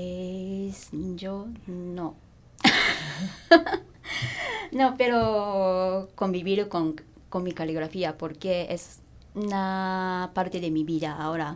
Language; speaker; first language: Spanish; non-native, learner; Japanese